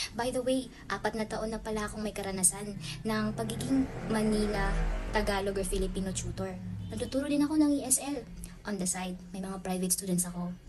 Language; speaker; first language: Filipino; non-native, local second language; Waray